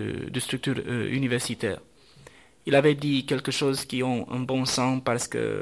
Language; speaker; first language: French; non-native, fluent; Romanian